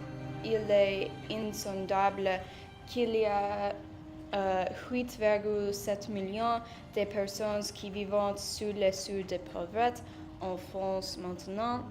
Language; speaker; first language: French; non-native, learner; English